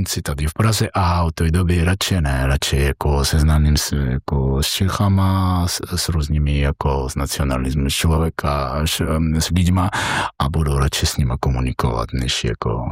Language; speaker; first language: Czech; non-native, learner; Georgian